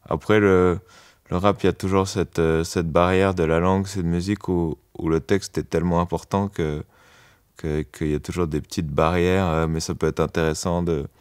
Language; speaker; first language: French; native; French